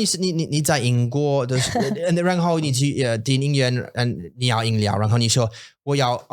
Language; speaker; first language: Chinese; non-native, learner; English